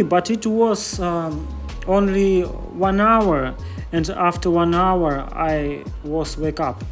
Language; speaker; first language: English; non-native, learner; Russian